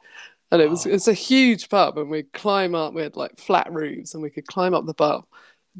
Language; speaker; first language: English; native; English